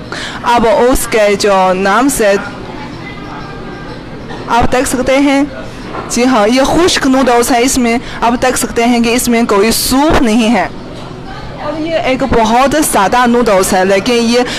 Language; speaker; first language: Hindi; non-native, fluent; Chinese